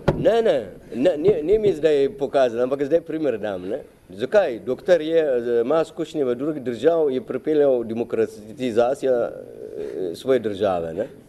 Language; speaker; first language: Slovenian; non-native, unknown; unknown